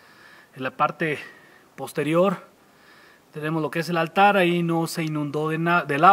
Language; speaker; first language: Spanish; native; Spanish